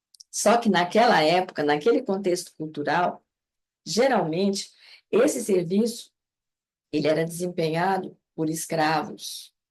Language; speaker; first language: Portuguese; native; Portuguese